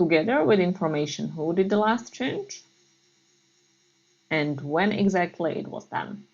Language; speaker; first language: English; non-native, fluent; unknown